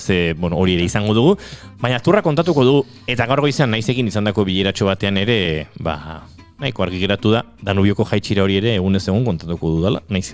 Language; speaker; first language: Basque; native; Basque